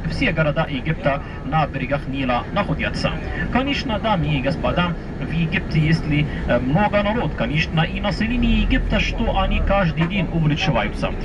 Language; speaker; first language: Russian; non-native, fluent; Arabic